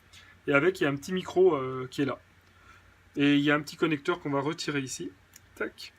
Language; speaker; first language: French; native; French